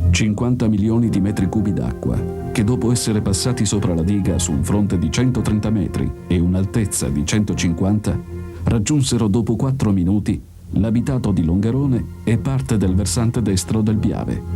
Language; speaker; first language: Italian; native; Italian